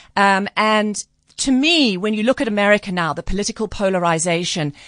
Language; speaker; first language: English; native; English